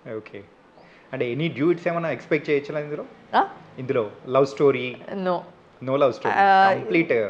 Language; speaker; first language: Telugu; native; Telugu